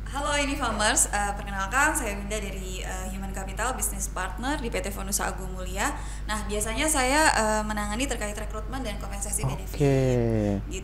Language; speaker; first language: Indonesian; native; Indonesian